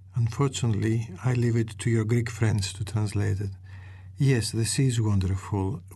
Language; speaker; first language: English; non-native, fluent; Greek